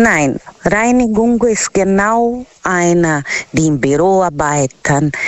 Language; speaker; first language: German; non-native, learner; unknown